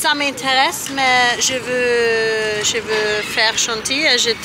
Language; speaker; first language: French; non-native, learner; Turkish